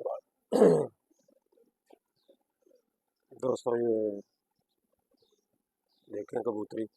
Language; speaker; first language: Hindi; non-native, local second language; Punjabi